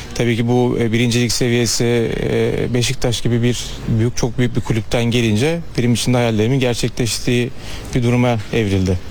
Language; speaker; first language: Turkish; early bilingual, heritage; Turkish